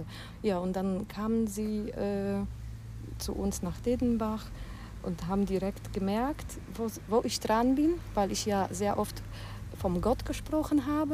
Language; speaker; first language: German; non-native, fluent; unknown